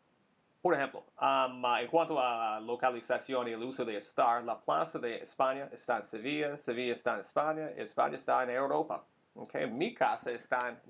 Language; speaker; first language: Spanish; non-native, fluent; English